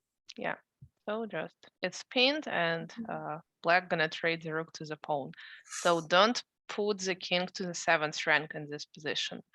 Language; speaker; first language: English; non-native, fluent; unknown